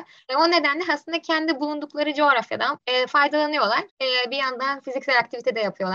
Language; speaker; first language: Turkish; native; Turkish